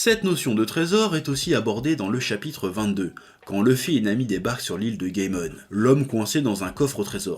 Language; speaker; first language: French; native; French